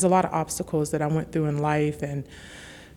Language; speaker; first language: English; native; English